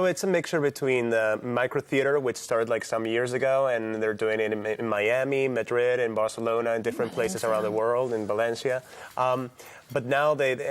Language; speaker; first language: English; non-native, fluent; Catalan